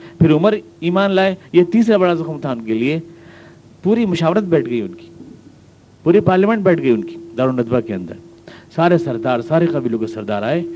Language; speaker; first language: Urdu; native; Urdu